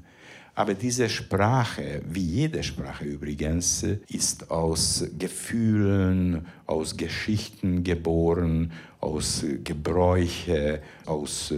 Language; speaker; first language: German; non-native, fluent; Hungarian